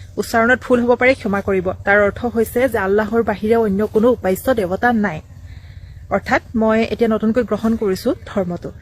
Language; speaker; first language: Assamese; non-native, local second language; Bodo